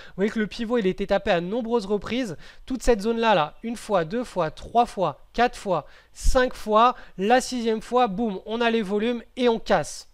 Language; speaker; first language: French; native; French